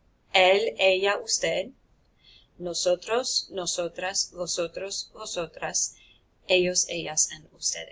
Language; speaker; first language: Spanish; non-native, fluent; English